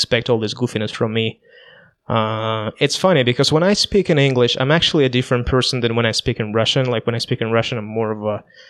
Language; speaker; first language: English; non-native, fluent; Russian